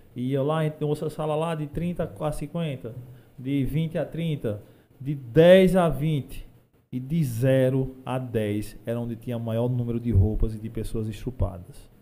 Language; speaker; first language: Portuguese; native; Portuguese